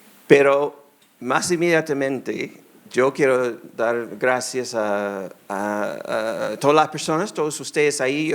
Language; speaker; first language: Spanish; non-native, fluent; English